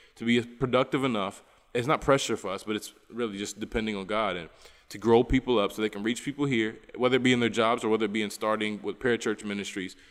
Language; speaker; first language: English; native; English